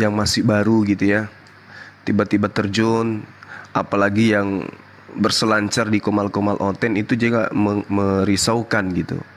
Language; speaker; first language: Indonesian; native; Indonesian